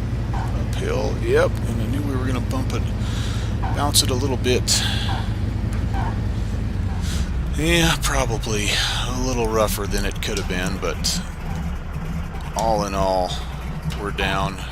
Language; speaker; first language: English; native; English